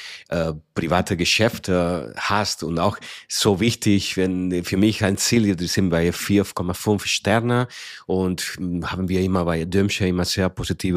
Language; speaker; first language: German; non-native, fluent; Spanish